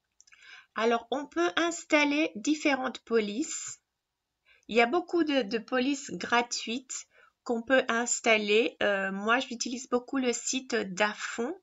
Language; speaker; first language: French; non-native, fluent; Spanish